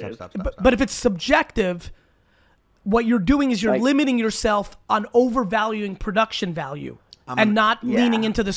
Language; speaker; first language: English; early bilingual, other home language; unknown